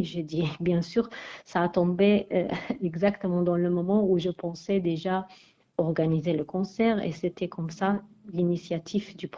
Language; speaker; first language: French; non-native, fluent; Armenian